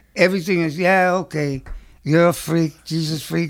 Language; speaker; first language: English; early bilingual, other home language; Spanish